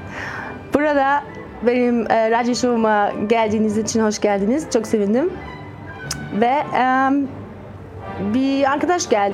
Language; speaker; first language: Turkish; early bilingual, heritage; German